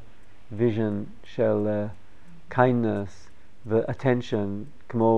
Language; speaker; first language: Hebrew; non-native, fluent; English